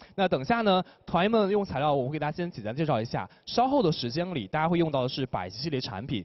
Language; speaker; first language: Chinese; native; Chinese